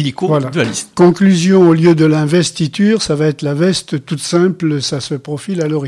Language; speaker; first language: French; native; French